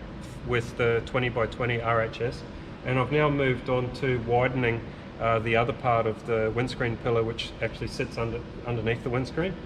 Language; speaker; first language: English; native; English